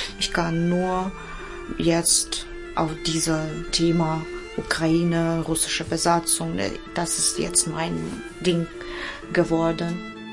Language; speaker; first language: German; non-native, fluent; Russian